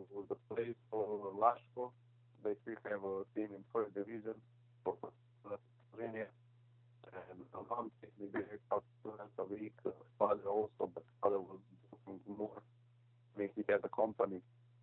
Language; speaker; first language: English; non-native, fluent; Slovenian